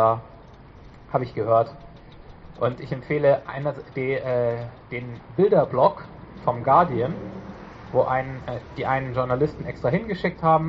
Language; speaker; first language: German; native; German